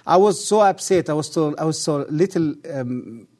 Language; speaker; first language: English; early bilingual, other home language; Arabic